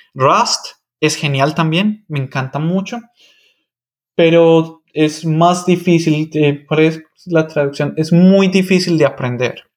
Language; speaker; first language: Spanish; native; Spanish